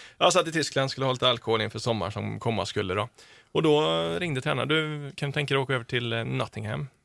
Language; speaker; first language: Swedish; native; Swedish